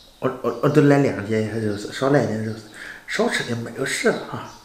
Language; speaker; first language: Chinese; native; Chinese